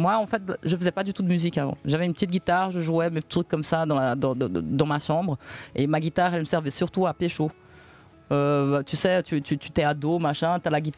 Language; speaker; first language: French; native; French